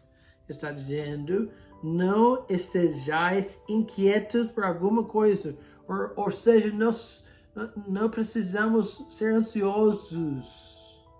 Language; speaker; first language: Portuguese; non-native, fluent; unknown